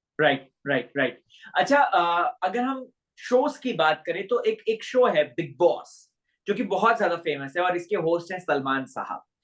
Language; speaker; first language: Hindi; native; Hindi